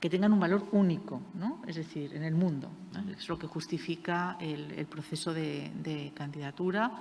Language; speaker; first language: Spanish; native; Spanish